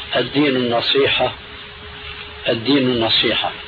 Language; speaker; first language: Arabic; early bilingual, other home language; Albanian